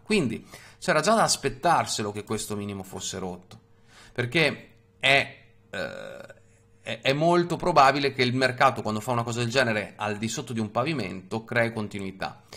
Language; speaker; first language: Italian; native; Italian